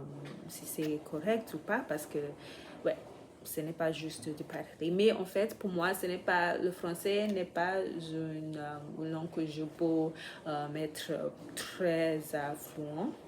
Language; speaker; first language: French; non-native, fluent; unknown